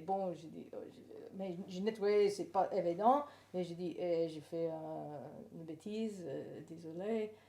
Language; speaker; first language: French; non-native, learner; English